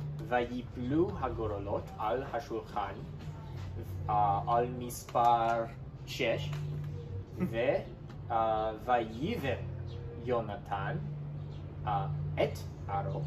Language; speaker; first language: Hebrew; non-native, learner; English